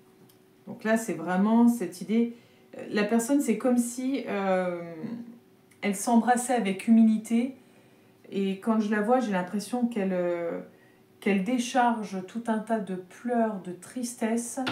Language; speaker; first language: French; native; French